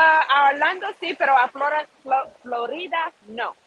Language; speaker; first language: Spanish; non-native, learner; English